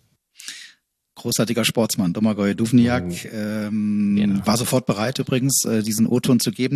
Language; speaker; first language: German; native; German